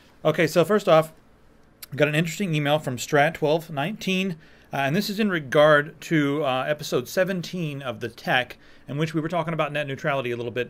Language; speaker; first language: English; native; English